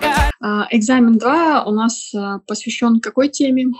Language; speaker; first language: Russian; native; Russian